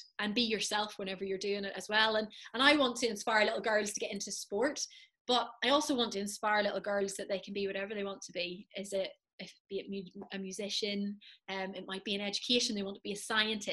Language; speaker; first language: English; native; English